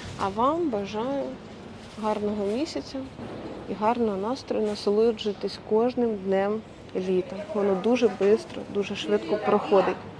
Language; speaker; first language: Ukrainian; non-native, local second language; Russian